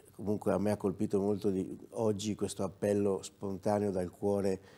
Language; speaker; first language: Italian; native; Italian